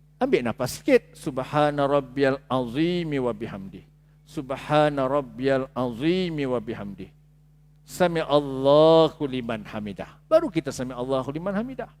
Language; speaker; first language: Malay; native; Malay